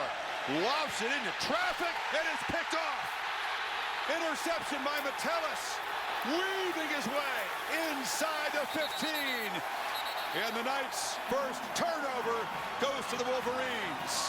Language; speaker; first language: English; native; English